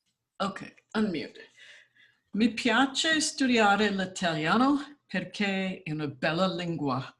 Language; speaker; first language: Italian; non-native, learner; English